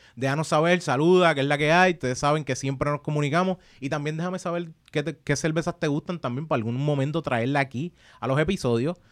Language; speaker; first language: Spanish; native; Spanish